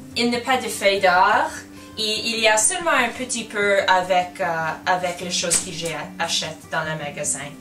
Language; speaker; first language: French; non-native, learner; English